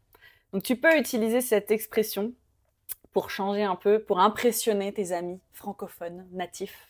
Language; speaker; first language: French; native; French